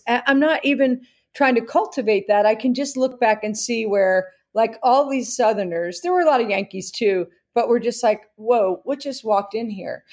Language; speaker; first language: English; native; English